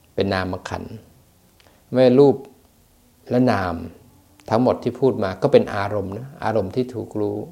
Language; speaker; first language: Thai; native; Thai